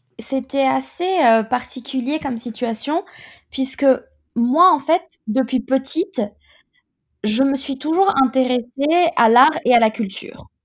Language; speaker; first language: French; native; French